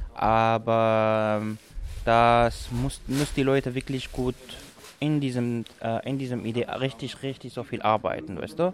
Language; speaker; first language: German; non-native, local second language; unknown